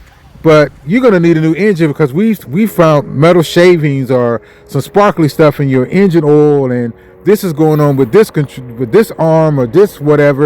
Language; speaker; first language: English; native; English